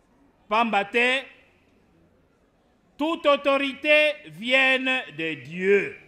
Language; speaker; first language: French; non-native, local second language; Lingala